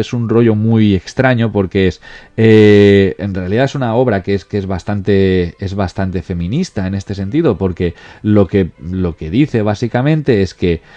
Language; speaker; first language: Spanish; native; Spanish